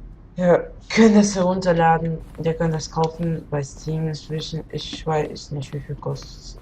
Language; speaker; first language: German; non-native, local second language; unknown